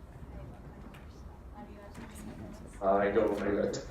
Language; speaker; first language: Japanese; non-native, fluent; English